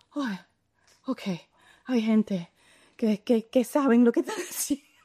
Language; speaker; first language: Spanish; early bilingual, heritage; Spanish